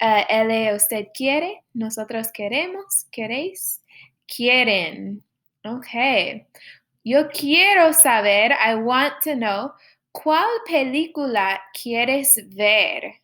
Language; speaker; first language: Spanish; non-native, fluent; English